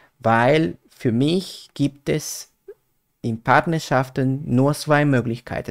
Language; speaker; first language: German; non-native, fluent; Spanish